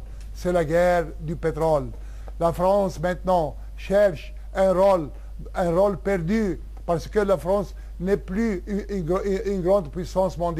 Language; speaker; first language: French; non-native, local second language; Arabic